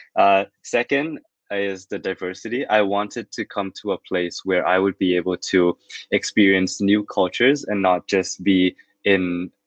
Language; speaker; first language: English; non-native, fluent; Thai